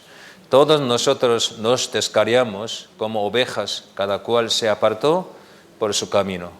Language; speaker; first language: Spanish; non-native, learner; Korean